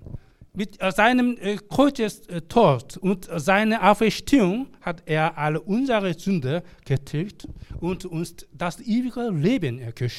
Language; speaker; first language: German; non-native, learner; Korean